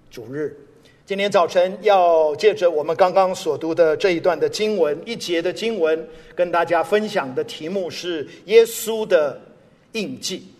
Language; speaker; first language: Chinese; non-native, local second language; English